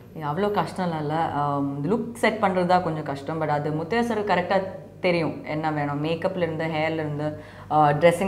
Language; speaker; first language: Tamil; non-native, fluent; Malayalam